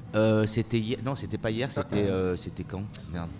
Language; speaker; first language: French; native; French